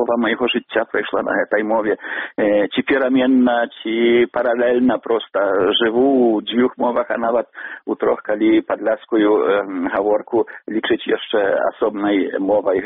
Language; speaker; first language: Belarusian; non-native, local second language; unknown